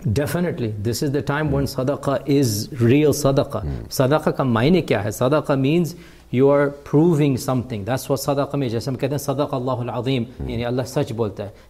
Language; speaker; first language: Urdu; early bilingual, heritage; Urdu